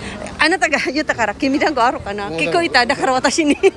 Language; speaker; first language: Japanese; non-native, learner; Filipino